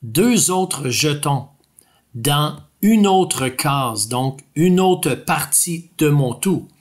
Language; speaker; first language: French; native; French